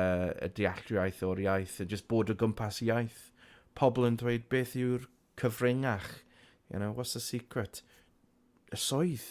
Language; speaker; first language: Welsh; non-native, local second language; English